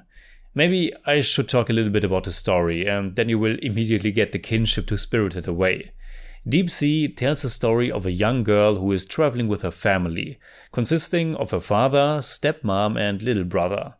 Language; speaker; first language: English; non-native, fluent; German